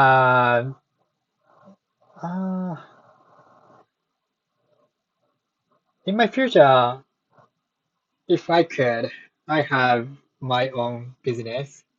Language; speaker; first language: English; non-native, learner; Japanese